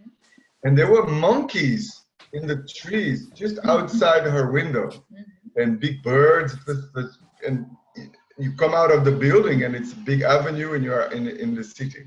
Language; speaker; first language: English; non-native, fluent; Portuguese